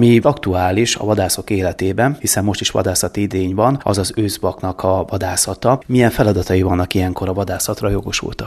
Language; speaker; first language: Hungarian; native; Hungarian